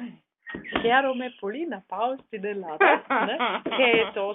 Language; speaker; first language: Greek; non-native, learner; German